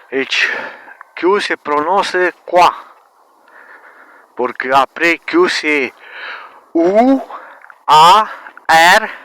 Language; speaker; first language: French; non-native, learner; Romanian